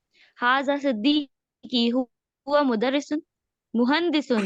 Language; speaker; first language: Arabic; non-native, learner; Urdu